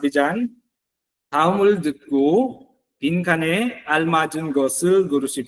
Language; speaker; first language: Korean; non-native, fluent; Filipino